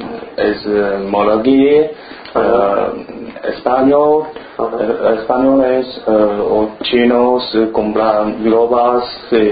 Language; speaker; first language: Spanish; non-native, learner; Chinese